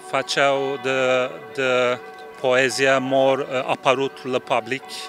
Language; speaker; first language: Romanian; non-native, learner; Turkish